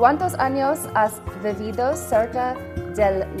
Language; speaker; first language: Spanish; non-native, learner; English